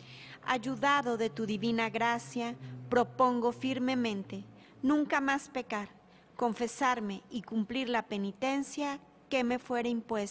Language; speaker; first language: Spanish; native; Spanish